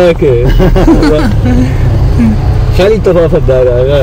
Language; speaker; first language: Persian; non-native, learner; Urdu